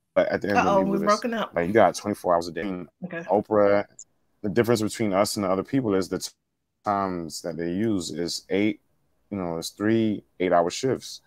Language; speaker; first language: English; native; English